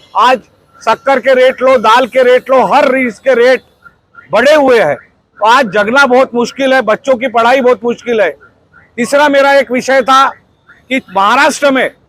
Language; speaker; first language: Hindi; non-native, local second language; Marathi